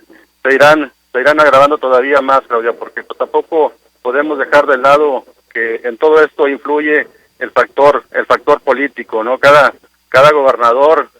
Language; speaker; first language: Spanish; native; Spanish